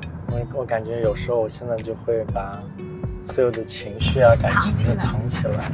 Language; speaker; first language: Chinese; early bilingual, heritage; Chinese